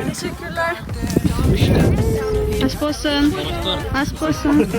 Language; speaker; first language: Turkish; non-native, learner; Kazakh